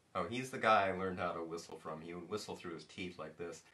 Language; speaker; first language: English; native; English